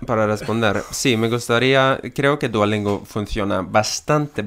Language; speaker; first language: Spanish; non-native, fluent; English